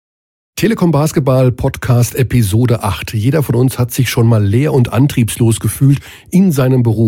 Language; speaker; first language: German; native; German